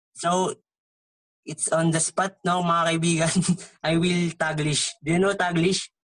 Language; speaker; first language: English; non-native, local second language; Filipino